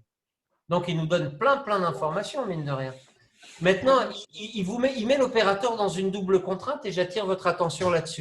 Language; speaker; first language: French; native; French